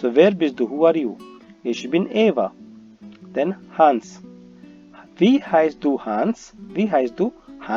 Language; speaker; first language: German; non-native, learner; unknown